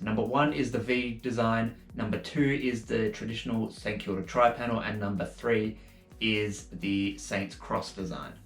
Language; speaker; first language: English; native; English